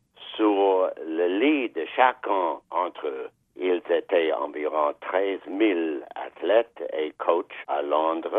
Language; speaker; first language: French; non-native, fluent; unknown